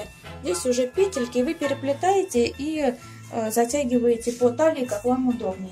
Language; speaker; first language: Russian; native; Russian